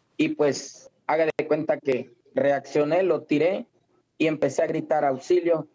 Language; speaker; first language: Spanish; native; Spanish